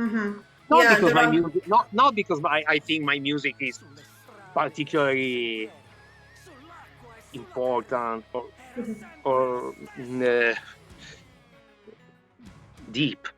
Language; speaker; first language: English; non-native, fluent; Italian